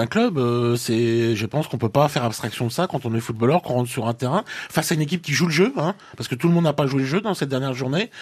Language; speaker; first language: French; native; French